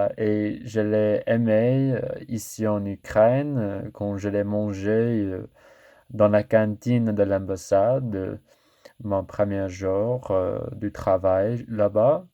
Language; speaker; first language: French; non-native, learner; English